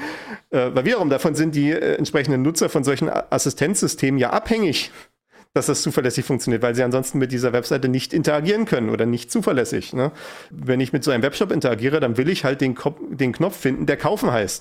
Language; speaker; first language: German; native; German